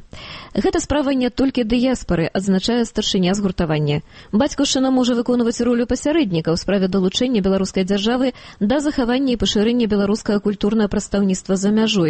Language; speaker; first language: Belarusian; native; Belarusian